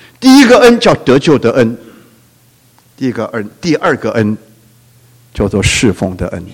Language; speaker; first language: Chinese; non-native, local second language; Cantonese